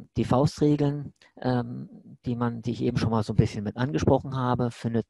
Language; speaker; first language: German; native; German